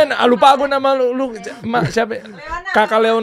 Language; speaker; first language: Indonesian; native; Indonesian